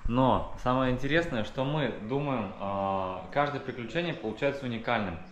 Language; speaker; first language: Russian; native; Russian